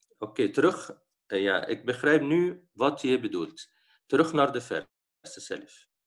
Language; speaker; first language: Dutch; non-native, fluent; Arabic